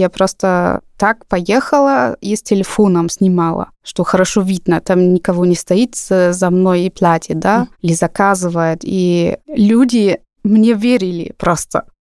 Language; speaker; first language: Russian; non-native, fluent; German